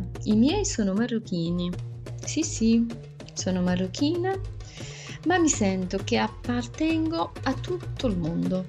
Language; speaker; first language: Italian; non-native, fluent; Arabic